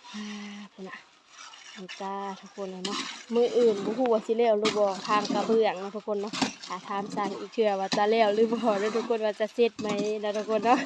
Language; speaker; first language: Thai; non-native, local second language; Northeastern Thai